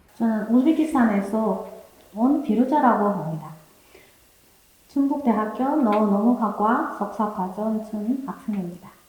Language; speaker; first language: Korean; non-native, learner; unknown